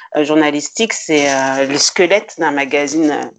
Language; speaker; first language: French; native; French